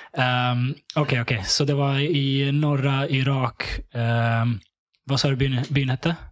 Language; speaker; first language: Swedish; early bilingual, other home language; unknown